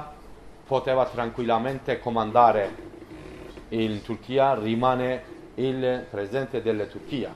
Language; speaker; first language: Italian; non-native, learner; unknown